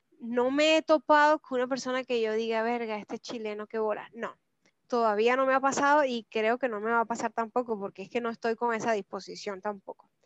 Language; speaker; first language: Spanish; native; Spanish